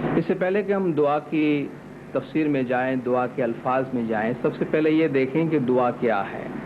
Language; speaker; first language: Urdu; non-native, local second language; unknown